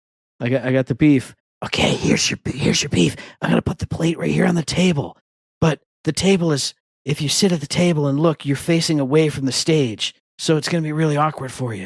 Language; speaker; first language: English; native; English